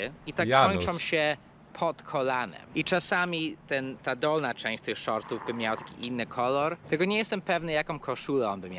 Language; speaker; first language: Polish; non-native, fluent; English